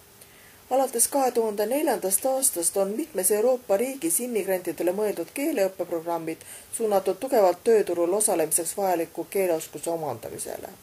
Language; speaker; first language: Estonian; native; Estonian